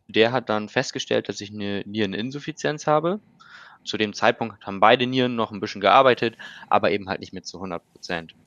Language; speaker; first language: German; native; German